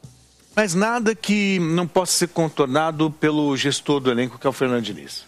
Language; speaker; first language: Portuguese; native; Portuguese